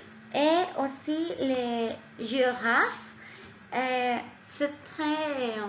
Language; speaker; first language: French; non-native, learner; Spanish